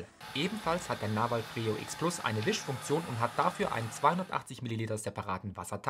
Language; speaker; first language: German; native; German